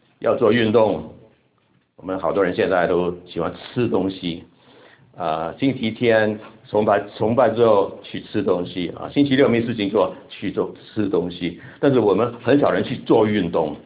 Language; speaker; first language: Chinese; non-native, local second language; Cantonese